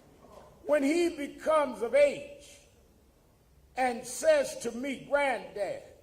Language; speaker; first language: English; native; English